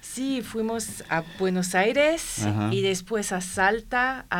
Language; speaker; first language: Spanish; non-native, learner; French